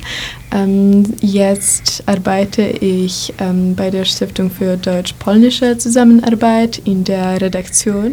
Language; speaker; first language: German; non-native, fluent; Polish